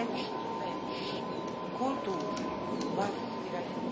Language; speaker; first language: German; non-native, fluent; Croatian